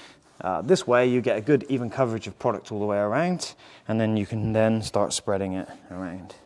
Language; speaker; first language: English; native; English